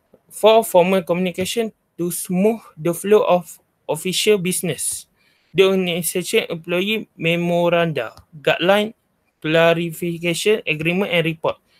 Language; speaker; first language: English; non-native, local second language; Malay